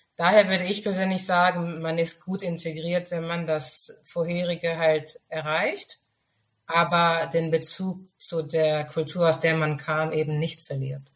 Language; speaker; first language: German; early bilingual, other home language; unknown